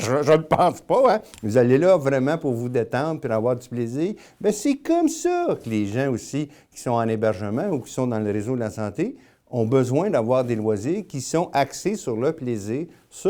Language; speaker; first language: French; native; French